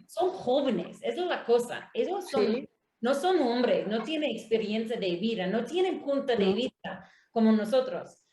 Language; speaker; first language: Spanish; non-native, learner; English